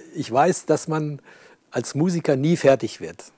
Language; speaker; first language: German; native; German